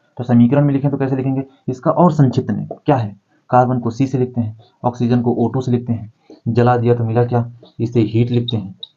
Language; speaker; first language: Hindi; native; Hindi